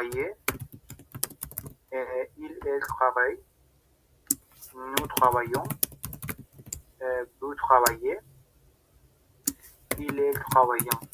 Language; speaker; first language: French; non-native, learner; Spanish